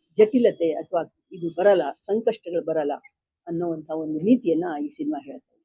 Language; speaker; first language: Kannada; non-native, local second language; Lambadi